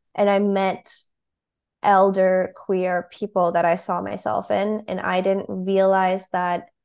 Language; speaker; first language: English; non-native, fluent; German